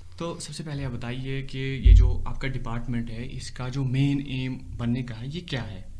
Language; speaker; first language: Urdu; non-native, local second language; Kashmiri